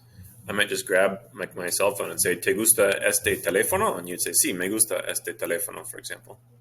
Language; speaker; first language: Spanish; non-native, fluent; English